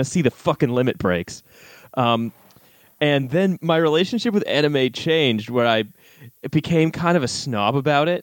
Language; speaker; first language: English; native; English